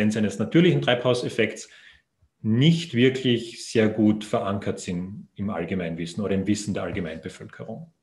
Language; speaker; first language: German; native; German